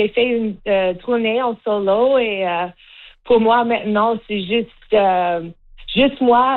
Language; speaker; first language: French; non-native, learner; English